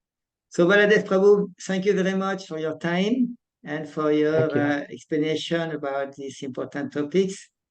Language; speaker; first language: English; non-native, fluent; French